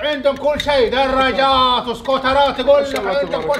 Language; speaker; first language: Arabic; native; Arabic